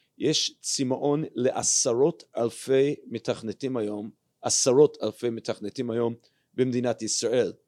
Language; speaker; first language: Hebrew; non-native, fluent; English